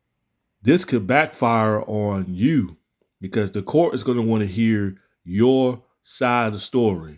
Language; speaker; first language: English; native; English